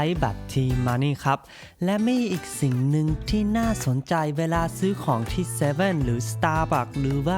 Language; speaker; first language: Thai; non-native, fluent; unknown